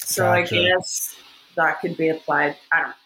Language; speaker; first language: English; native; English